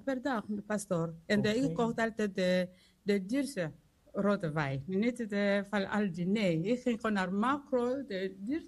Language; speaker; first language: Dutch; non-native, learner; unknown